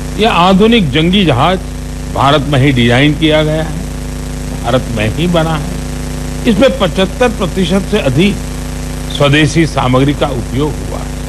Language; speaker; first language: Hindi; non-native, local second language; Gujarati